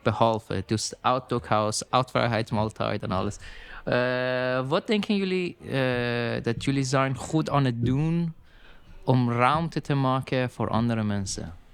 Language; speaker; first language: Dutch; non-native, learner; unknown